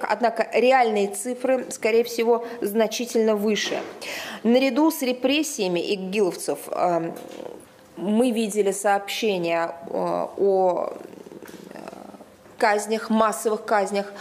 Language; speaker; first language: Russian; native; Russian